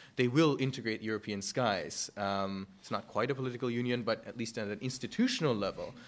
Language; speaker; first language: English; early bilingual, other home language; German